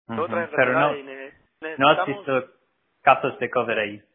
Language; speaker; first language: Spanish; non-native, fluent; English